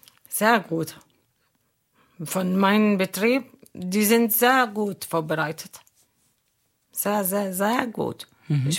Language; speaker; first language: German; non-native, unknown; Arabic